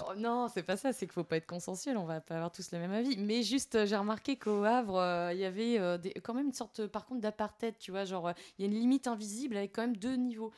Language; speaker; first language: French; native; French